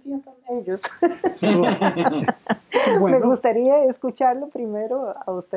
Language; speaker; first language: Spanish; non-native, fluent; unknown